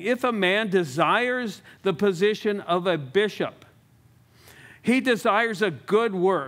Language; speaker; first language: English; native; English